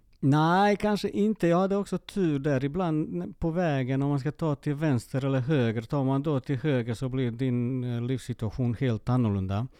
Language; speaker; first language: Swedish; early bilingual, other home language; Serbian